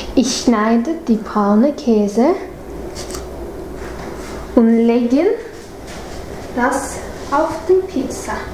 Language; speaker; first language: German; non-native, learner; Norwegian